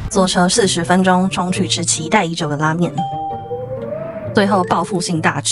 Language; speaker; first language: Chinese; native; Chinese